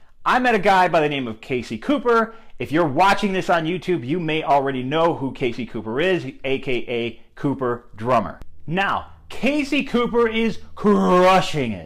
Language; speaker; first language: English; native; English